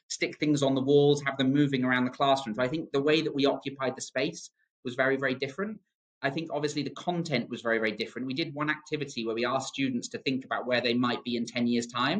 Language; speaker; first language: English; native; English